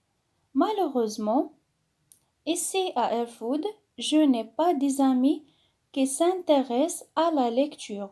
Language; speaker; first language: French; non-native, local second language; Arabic